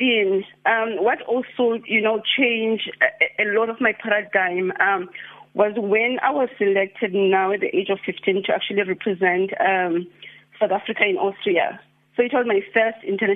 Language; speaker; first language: English; non-native, local second language; Xhosa